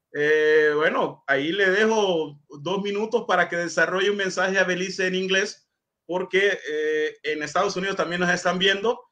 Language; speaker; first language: Spanish; native; Spanish